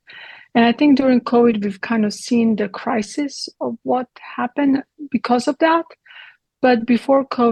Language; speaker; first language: English; non-native, fluent; Croatian